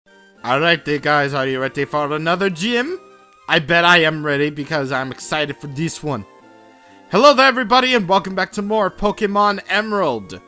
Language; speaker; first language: English; native; English